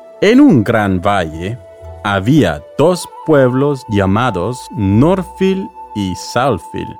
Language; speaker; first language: Spanish; non-native, fluent; English